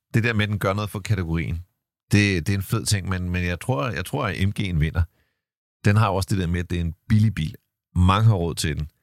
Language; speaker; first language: Danish; native; Danish